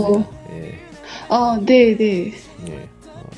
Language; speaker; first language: Korean; non-native, learner; Chinese